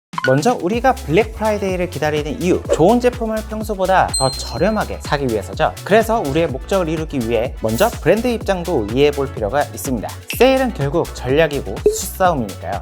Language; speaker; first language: Korean; native; Korean